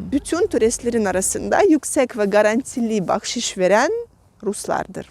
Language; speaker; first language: Turkish; non-native, fluent; Russian